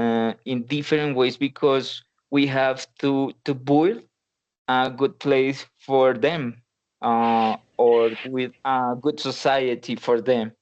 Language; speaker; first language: English; non-native, learner; Spanish